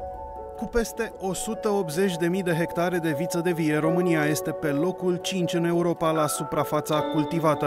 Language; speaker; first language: Romanian; native; Romanian